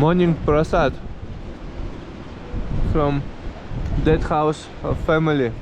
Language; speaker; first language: English; non-native, learner; Russian